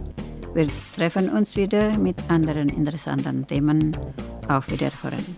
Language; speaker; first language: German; non-native, fluent; Indonesian